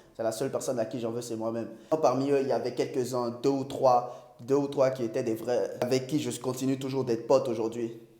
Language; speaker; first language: French; non-native, local second language; Ewe